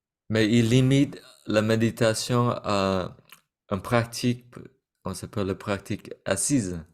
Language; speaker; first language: French; non-native, fluent; Vietnamese